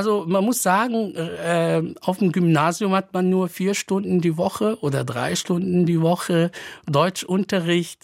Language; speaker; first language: German; non-native, fluent; Arabic